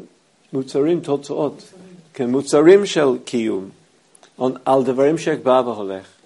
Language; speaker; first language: Hebrew; non-native, fluent; English